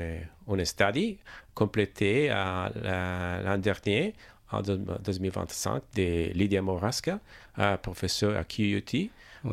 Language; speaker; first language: French; non-native, learner; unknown